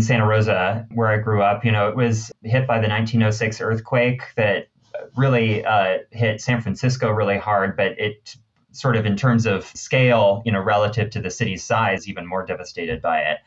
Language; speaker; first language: English; native; English